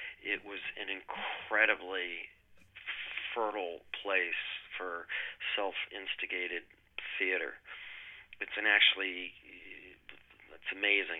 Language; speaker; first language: English; native; English